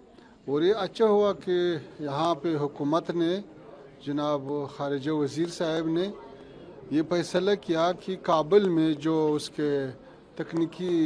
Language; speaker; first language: Hindi; non-native, fluent; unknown